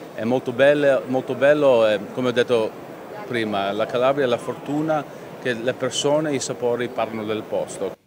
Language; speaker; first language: Italian; early bilingual, heritage; English